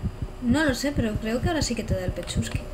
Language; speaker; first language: Spanish; native; Spanish